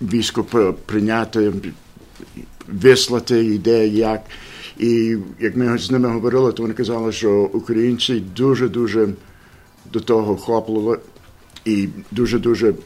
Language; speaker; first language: Ukrainian; early bilingual, heritage; Ukrainian